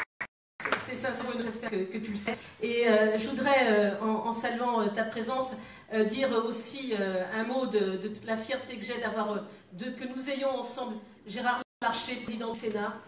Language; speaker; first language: French; native; French